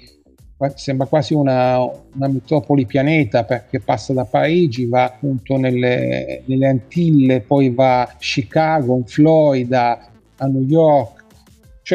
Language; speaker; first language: Italian; native; Italian